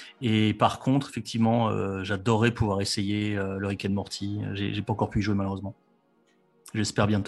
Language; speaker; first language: French; native; French